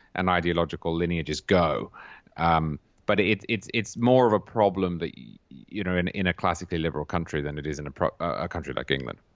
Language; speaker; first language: English; native; English